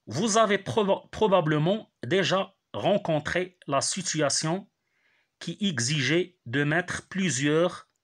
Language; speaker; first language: French; non-native, local second language; Arabic